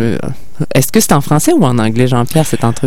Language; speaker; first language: French; native; French